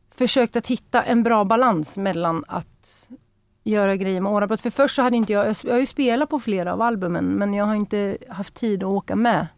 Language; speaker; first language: Norwegian; non-native, fluent; Swedish